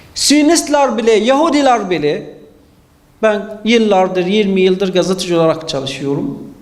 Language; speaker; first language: Turkish; non-native, fluent; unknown